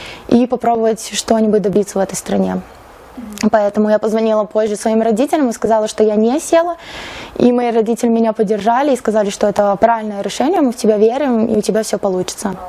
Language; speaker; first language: Russian; native; Russian